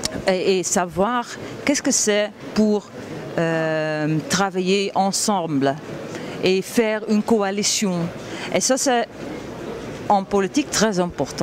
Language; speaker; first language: French; non-native, learner; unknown